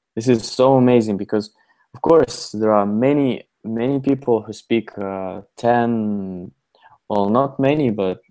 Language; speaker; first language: English; non-native, fluent; Russian